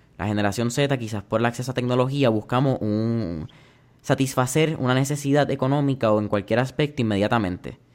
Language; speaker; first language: Spanish; native; Spanish